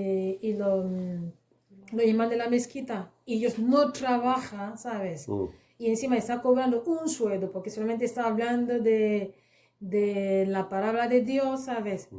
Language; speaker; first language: Spanish; non-native, fluent; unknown